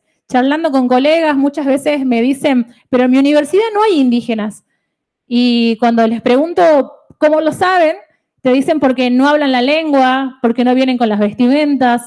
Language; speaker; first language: Spanish; native; Spanish